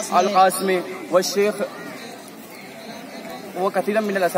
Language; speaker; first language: Arabic; non-native, learner; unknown